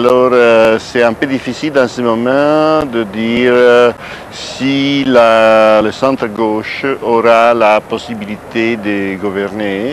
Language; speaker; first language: French; non-native, fluent; Italian